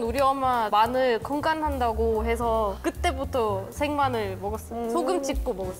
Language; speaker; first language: Korean; non-native, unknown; German